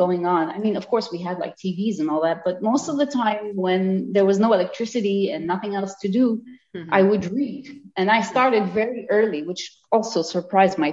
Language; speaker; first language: English; non-native, fluent; Arabic